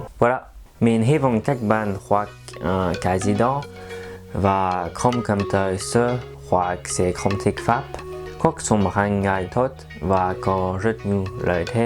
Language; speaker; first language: Vietnamese; non-native, learner; French